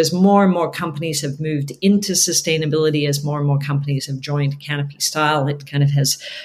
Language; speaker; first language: English; native; English